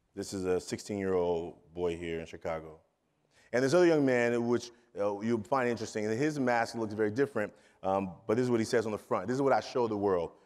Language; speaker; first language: English; native; English